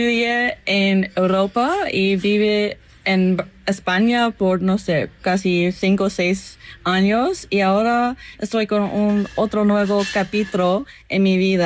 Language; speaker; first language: Spanish; non-native, learner; English